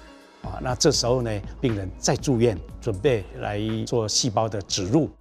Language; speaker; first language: Chinese; native; Chinese